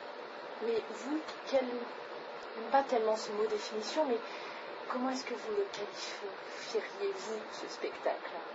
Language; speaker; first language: French; native; French